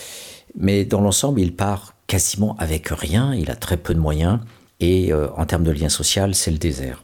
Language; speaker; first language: French; native; French